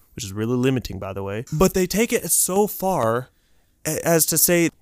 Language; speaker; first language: English; early bilingual, other home language; Urdu